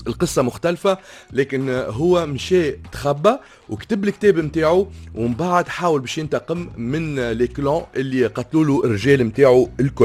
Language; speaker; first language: Arabic; native; Arabic